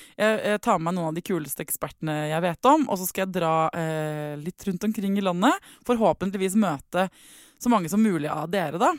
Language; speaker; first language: Norwegian; native; Norwegian